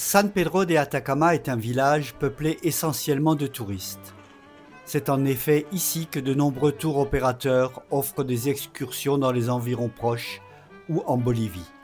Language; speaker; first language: French; native; French